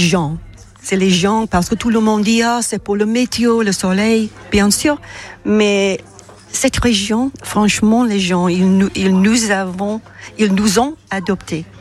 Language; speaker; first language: French; non-native, learner; English